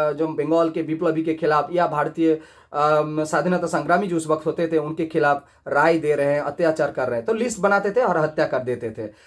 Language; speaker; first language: Hindi; non-native, local second language; Bangla